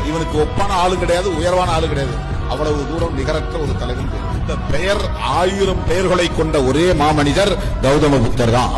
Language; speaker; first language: Tamil; native; Tamil